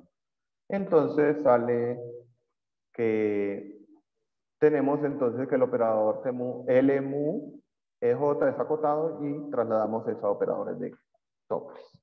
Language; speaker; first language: Spanish; native; Spanish